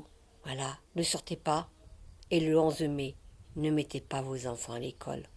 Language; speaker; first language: French; native; French